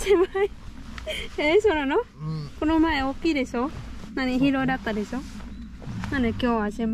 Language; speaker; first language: Japanese; non-native, learner; Vietnamese